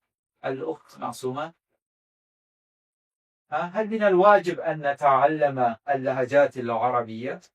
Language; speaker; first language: Arabic; non-native, fluent; Azerbaijani